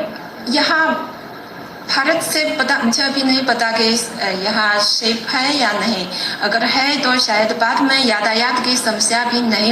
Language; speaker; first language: Hindi; non-native, fluent; Chinese